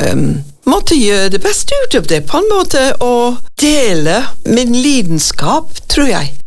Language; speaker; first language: Norwegian; non-native, fluent; English